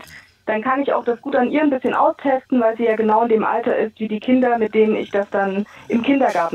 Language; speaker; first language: German; native; German